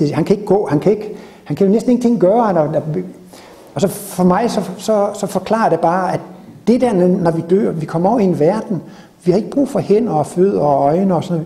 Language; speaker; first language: Danish; native; Danish